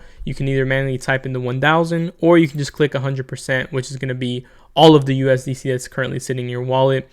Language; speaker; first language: English; native; English